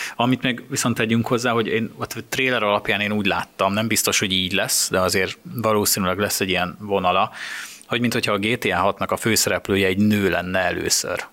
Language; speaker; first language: Hungarian; native; Hungarian